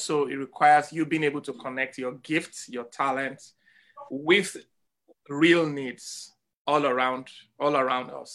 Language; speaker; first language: English; non-native, local second language; Yoruba